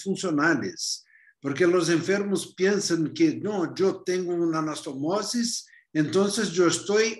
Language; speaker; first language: Spanish; non-native, fluent; Portuguese